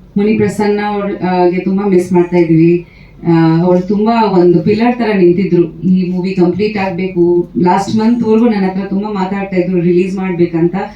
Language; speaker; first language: Kannada; non-native, fluent; Bangla